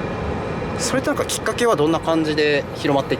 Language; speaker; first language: Japanese; native; Japanese